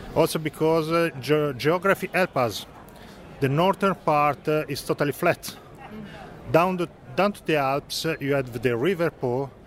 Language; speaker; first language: English; non-native, learner; Italian